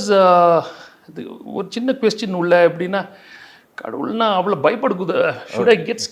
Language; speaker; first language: Tamil; non-native, local second language; Telugu